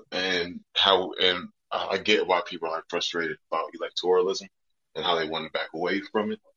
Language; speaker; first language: English; native; English